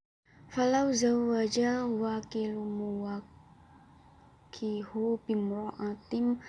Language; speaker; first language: Arabic; non-native, learner; Indonesian